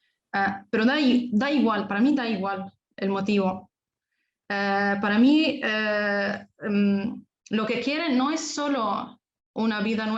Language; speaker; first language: Spanish; non-native, fluent; Arabic